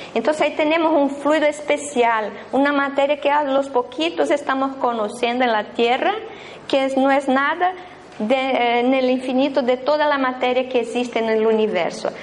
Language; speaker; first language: Spanish; non-native, fluent; Portuguese